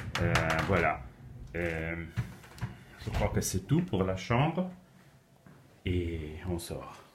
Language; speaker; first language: French; non-native, fluent; Italian